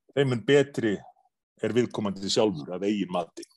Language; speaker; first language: Icelandic; native; Icelandic